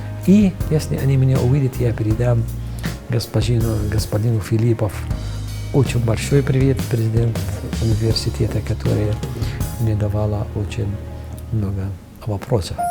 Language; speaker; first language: Russian; non-native, fluent; Arabic